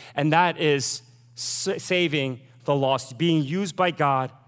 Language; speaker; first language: English; early bilingual, other home language; Korean